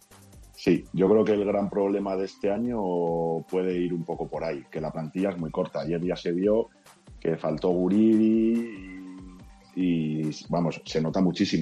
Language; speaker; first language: Spanish; native; Spanish